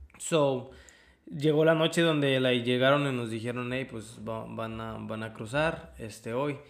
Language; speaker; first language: Spanish; early bilingual, other home language; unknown